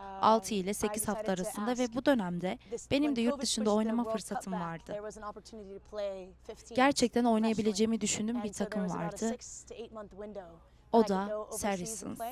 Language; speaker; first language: Turkish; non-native, learner; English